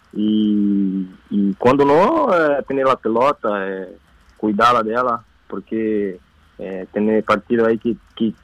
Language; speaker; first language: Spanish; non-native, learner; Portuguese